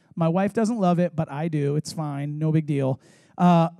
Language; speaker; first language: English; native; English